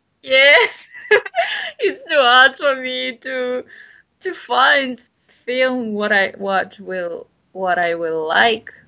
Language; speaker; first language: English; non-native, learner; Bashkir